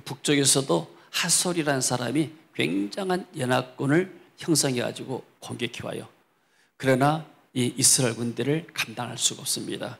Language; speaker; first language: Korean; native; Korean